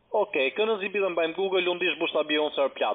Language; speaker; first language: German; non-native, learner; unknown